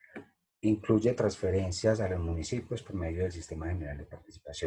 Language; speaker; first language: Spanish; native; Spanish